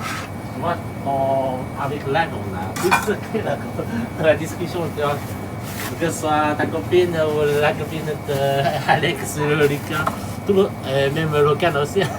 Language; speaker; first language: French; non-native, local second language; Chinese